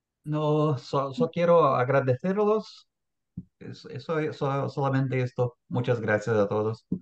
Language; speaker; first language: Spanish; non-native, fluent; Portuguese